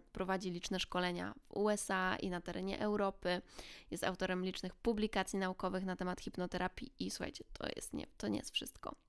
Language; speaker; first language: Polish; native; Polish